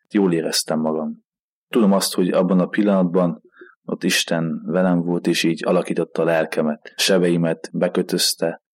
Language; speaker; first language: Hungarian; native; Hungarian